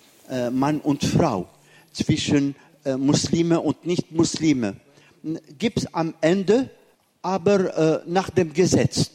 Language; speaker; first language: German; non-native, fluent; Arabic